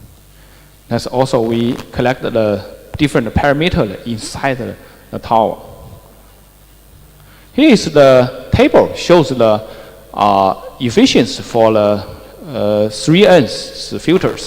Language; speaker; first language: English; non-native, fluent; Chinese